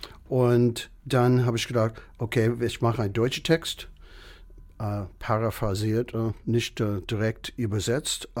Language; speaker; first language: German; non-native, fluent; English